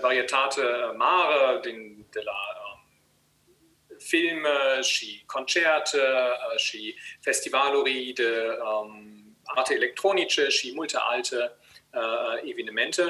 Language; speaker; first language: Romanian; non-native, learner; German